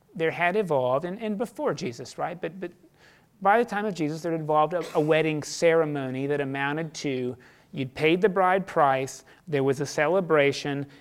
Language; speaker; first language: English; native; English